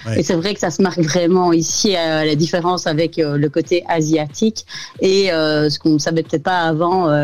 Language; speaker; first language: French; native; French